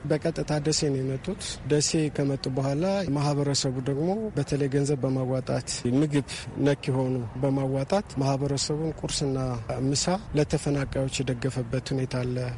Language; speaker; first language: Amharic; native; Amharic